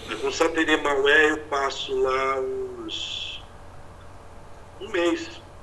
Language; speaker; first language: Portuguese; native; Portuguese